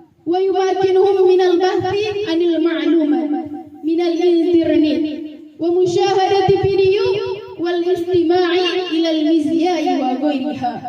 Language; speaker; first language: Arabic; non-native, learner; Indonesian